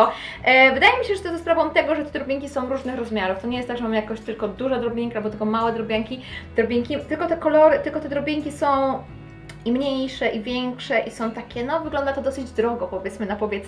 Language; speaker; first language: Polish; native; Polish